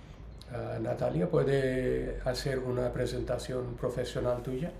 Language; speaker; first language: Spanish; non-native, learner; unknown